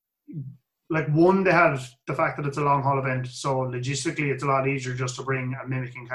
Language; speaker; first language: English; native; English